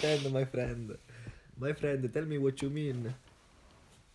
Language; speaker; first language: English; non-native, fluent; Italian